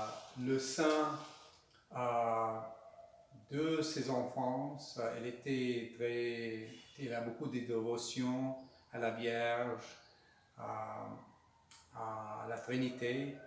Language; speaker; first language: French; non-native, learner; Spanish